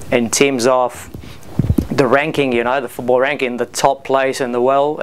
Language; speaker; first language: English; non-native, fluent; Spanish